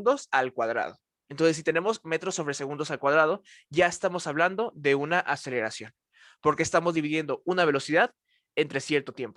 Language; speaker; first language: Spanish; native; Spanish